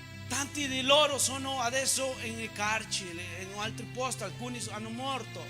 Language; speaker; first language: Italian; non-native, fluent; Spanish